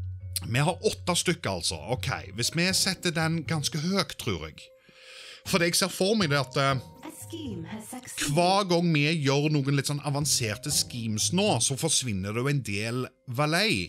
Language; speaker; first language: Norwegian; native; Norwegian